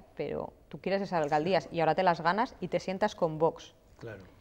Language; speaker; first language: Spanish; native; Spanish